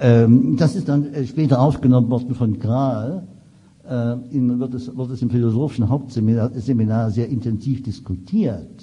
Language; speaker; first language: German; native; German